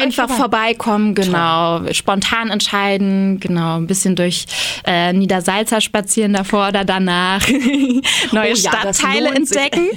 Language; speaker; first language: German; native; German